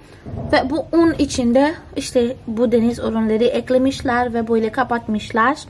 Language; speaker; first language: Turkish; non-native, fluent; Portuguese